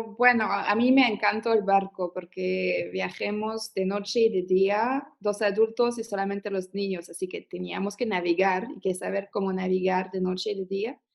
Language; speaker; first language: Spanish; non-native, fluent; French